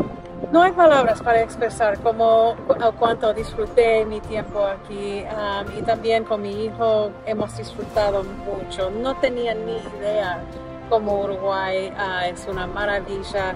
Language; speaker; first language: Spanish; non-native, fluent; English